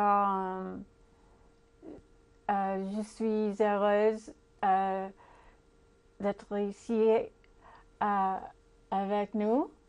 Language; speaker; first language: French; non-native, learner; English